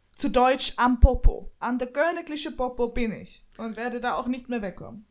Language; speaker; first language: German; native; German